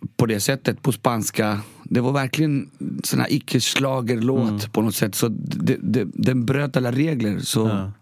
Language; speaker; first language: Swedish; early bilingual, other home language; Spanish